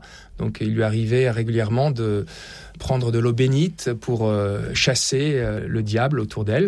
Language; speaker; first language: French; native; French